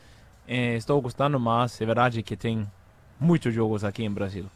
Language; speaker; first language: Portuguese; non-native, fluent; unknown